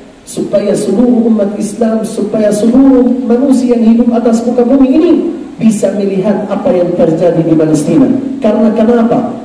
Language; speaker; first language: Indonesian; non-native, fluent; Arabic